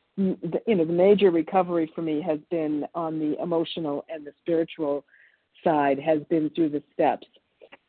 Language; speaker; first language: English; early bilingual, other home language; Italian